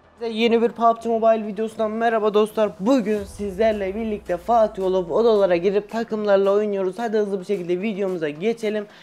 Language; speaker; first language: Turkish; native; Turkish